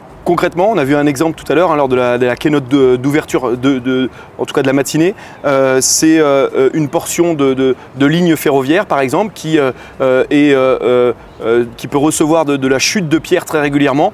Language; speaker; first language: French; native; French